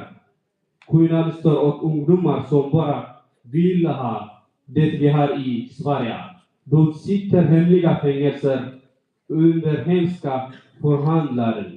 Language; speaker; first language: Swedish; non-native, fluent; Tigrinya